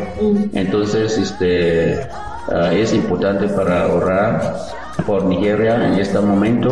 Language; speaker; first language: Spanish; non-native, learner; English